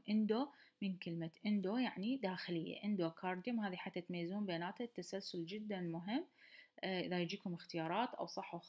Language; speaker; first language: Arabic; native; Arabic